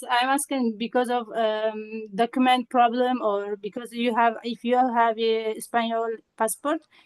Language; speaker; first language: English; non-native, learner; Azerbaijani